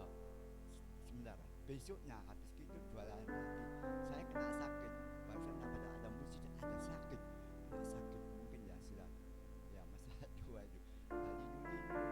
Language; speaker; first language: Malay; non-native, local second language; Javanese